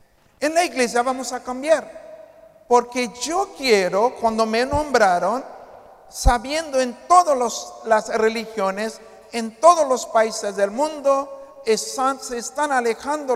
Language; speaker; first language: Spanish; non-native, fluent; Haitian Creole